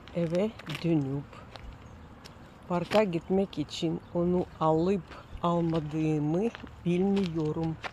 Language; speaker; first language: Turkish; non-native, learner; Russian